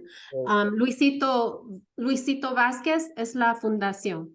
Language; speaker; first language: Spanish; early bilingual, heritage; Spanish